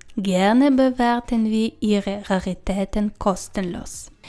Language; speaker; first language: German; non-native, fluent; Ukrainian